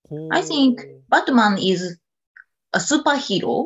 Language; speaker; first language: English; non-native, learner; Japanese